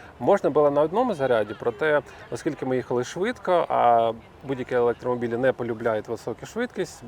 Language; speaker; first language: Ukrainian; non-native, local second language; Russian